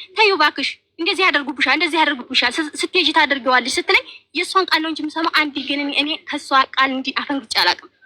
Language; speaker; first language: Amharic; native; Amharic